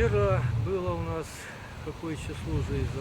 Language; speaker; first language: Russian; native; Russian